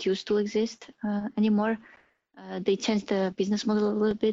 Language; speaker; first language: English; non-native, fluent; Polish